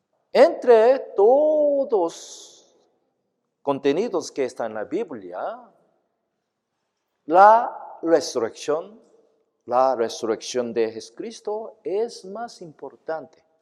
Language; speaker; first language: Spanish; non-native, fluent; Korean